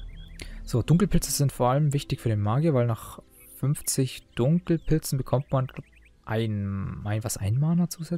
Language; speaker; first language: German; native; German